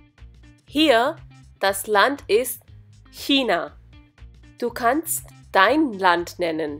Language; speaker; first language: German; non-native, fluent; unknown